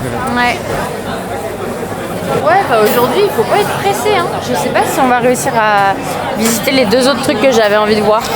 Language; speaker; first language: French; native; French